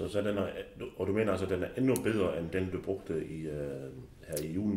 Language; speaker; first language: Danish; native; Danish